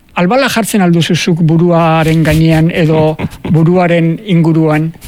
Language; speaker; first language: Basque; native; Basque